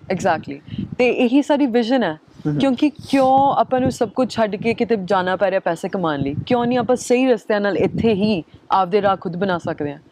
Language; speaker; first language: Punjabi; early bilingual, heritage; Punjabi